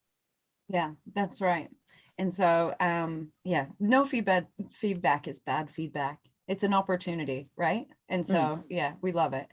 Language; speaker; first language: English; native; English